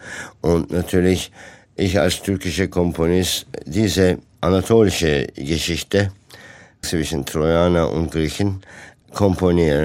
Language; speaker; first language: German; non-native, fluent; Turkish